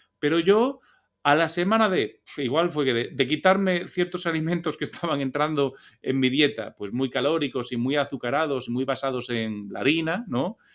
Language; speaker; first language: Spanish; native; Spanish